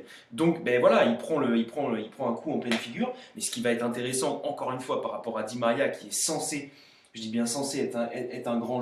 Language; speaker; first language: French; native; French